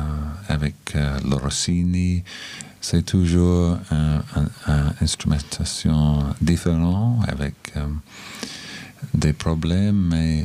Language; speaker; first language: French; non-native, learner; English